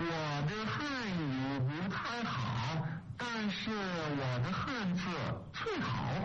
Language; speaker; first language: Chinese; non-native, learner; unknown